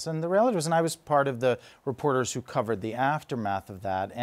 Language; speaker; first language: English; native; English